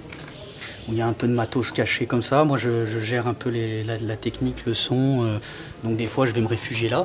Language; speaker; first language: French; native; French